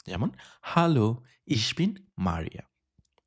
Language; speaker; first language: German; non-native, fluent; Bangla